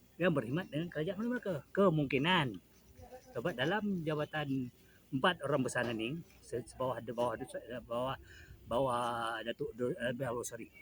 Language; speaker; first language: Malay; native; Malay